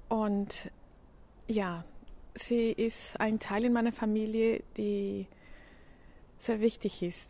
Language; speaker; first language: German; non-native, fluent; Spanish